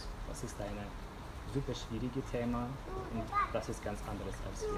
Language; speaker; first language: German; non-native, fluent; Russian